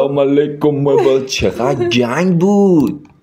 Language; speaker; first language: Persian; native; Persian